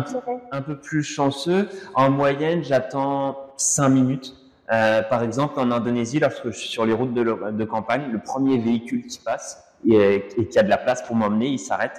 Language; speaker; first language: French; native; French